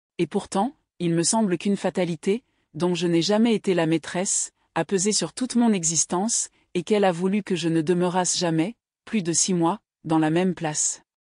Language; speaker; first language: French; native; French